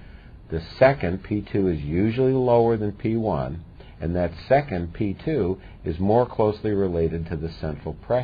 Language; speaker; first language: English; native; English